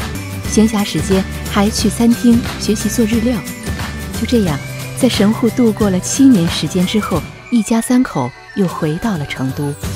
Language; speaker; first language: Chinese; native; Chinese